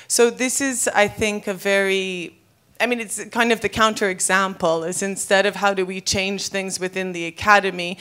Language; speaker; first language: English; native; English